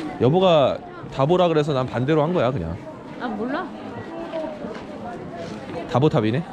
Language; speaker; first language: Korean; native; Korean